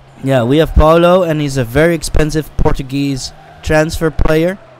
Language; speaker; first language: English; non-native, learner; Dutch